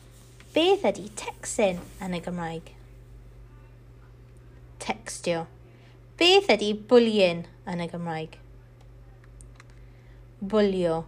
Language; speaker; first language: Welsh; non-native, local second language; English